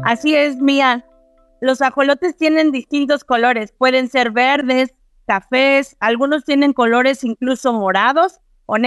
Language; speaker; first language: Spanish; native; Spanish